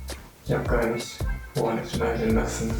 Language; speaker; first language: German; non-native, learner; Japanese